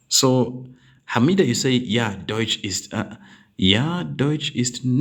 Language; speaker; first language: German; non-native, learner; English